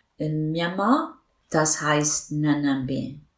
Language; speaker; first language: German; non-native, learner; Burmese